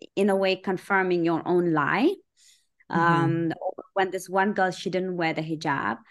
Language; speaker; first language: English; early bilingual, other home language; Persian